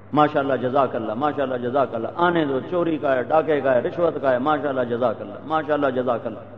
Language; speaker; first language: Urdu; non-native, local second language; Punjabi